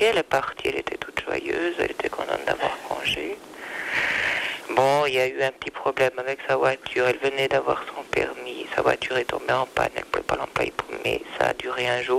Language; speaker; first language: French; native; French